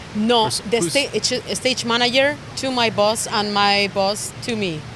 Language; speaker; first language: English; non-native, fluent; Spanish